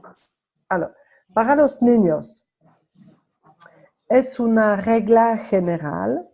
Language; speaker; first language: Spanish; non-native, learner; French